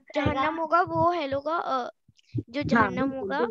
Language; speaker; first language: Hindi; native; Hindi